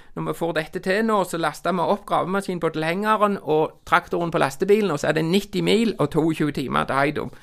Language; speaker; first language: Norwegian; native; Norwegian